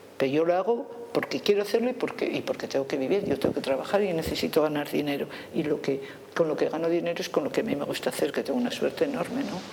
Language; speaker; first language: Spanish; native; Spanish